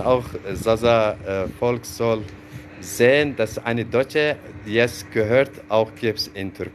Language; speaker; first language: German; non-native, learner; Zaza